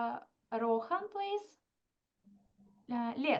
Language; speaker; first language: English; non-native, fluent; Russian